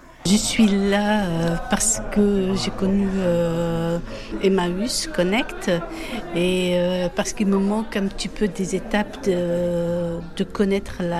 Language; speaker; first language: French; non-native, fluent; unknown